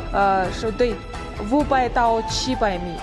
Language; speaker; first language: Chinese; non-native, learner; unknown